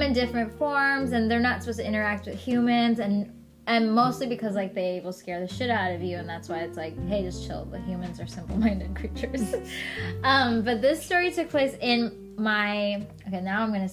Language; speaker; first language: English; native; English